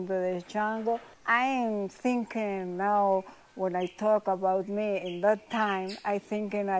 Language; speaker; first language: English; non-native, learner; Spanish